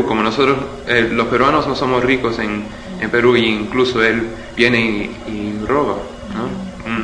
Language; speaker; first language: Spanish; early bilingual, heritage; Spanish